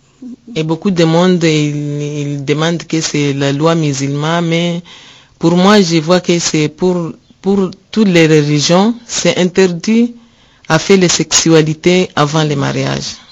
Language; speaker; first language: French; non-native, learner; Rundi